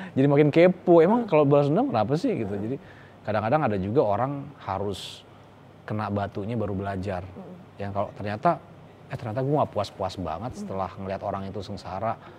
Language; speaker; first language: Indonesian; native; Indonesian